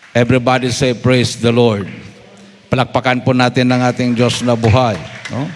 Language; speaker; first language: Filipino; non-native, local second language; Cebuano